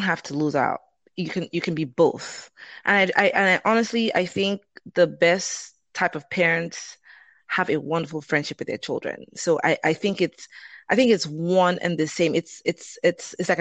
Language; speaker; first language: English; non-native, local second language; Yoruba